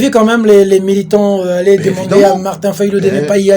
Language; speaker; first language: French; non-native, local second language; Lingala